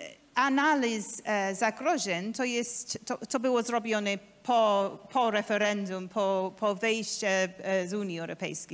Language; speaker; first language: Polish; non-native, learner; English